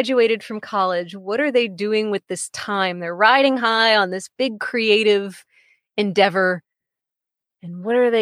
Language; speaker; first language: English; native; English